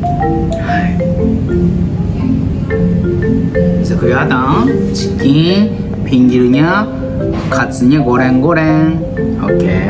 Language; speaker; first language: Indonesian; non-native, learner; Japanese